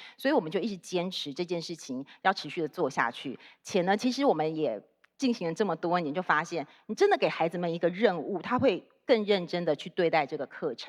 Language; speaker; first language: Chinese; native; Chinese